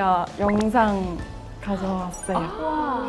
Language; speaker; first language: Korean; non-native, fluent; Vietnamese